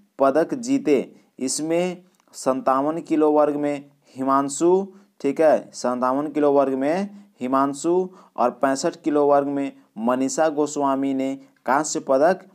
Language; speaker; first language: Hindi; native; Hindi